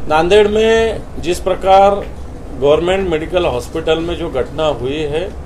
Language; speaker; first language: Hindi; non-native, local second language; Marathi